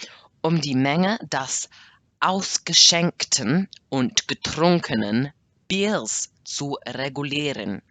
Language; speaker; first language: German; non-native, learner; English